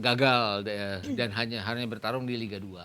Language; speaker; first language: Indonesian; native; Indonesian